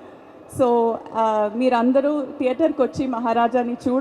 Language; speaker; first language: Telugu; non-native, fluent; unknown